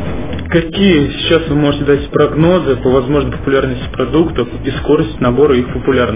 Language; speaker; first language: Russian; native; Russian